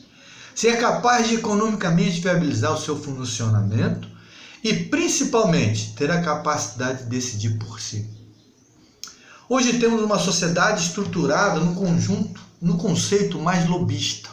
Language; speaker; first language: Portuguese; native; Portuguese